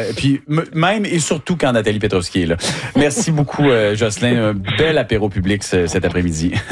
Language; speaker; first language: French; native; French